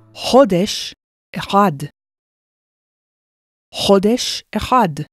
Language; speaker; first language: Hebrew; non-native, fluent; English